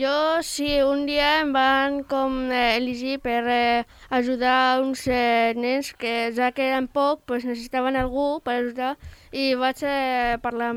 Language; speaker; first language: Catalan; non-native, local second language; Spanish